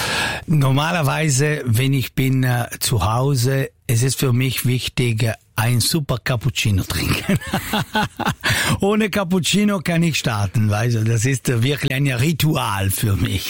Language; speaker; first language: German; non-native, fluent; Italian